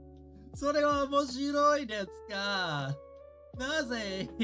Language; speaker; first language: Japanese; non-native, learner; English